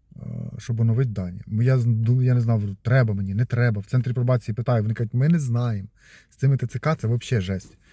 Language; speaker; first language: Ukrainian; non-native, local second language; Russian